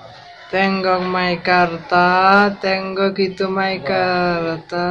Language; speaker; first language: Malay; non-native, learner; Bangla